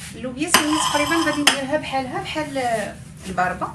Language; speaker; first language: Arabic; native; Arabic